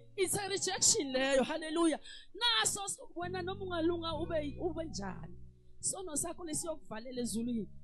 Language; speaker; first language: Zulu; non-native, local second language; Swati